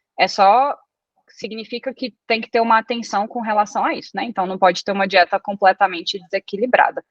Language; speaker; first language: Portuguese; early bilingual, other home language; Italian